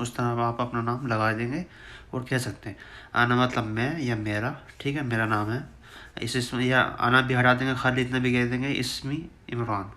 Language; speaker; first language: Urdu; native; Urdu